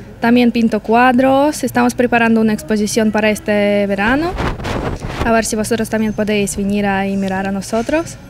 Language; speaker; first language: Spanish; non-native, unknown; Russian